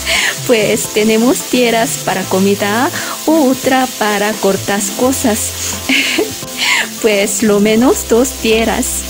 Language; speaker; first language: Spanish; non-native, learner; Korean